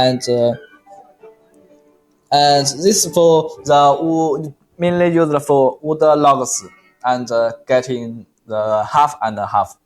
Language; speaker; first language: English; non-native, learner; Chinese